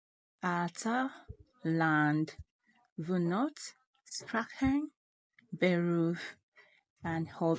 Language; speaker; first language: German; non-native, fluent; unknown